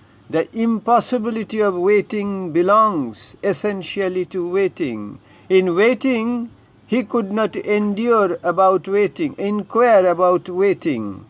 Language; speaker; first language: English; non-native, local second language; Bangla